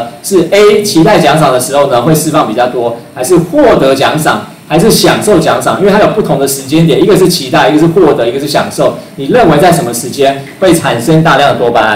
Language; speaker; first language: Chinese; native; Chinese